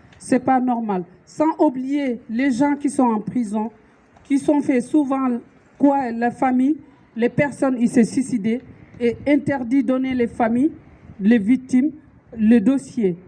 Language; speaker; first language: French; non-native, local second language; Wolof